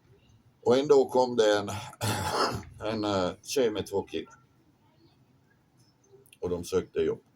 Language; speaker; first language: Swedish; non-native, fluent; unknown